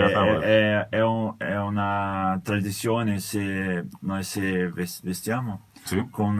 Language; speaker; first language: Italian; non-native, fluent; Portuguese